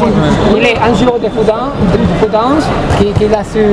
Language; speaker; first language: French; non-native, fluent; Spanish